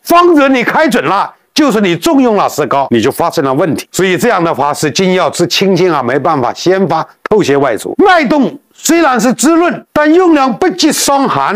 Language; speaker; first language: Chinese; native; Chinese